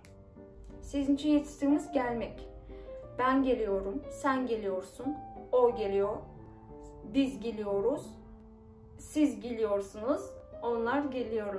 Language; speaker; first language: Turkish; non-native, fluent; Kazakh